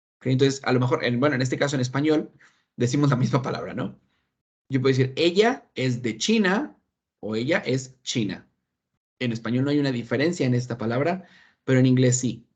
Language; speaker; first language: Spanish; native; Spanish